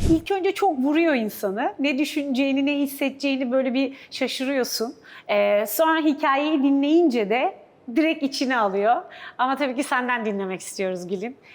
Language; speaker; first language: Turkish; native; Turkish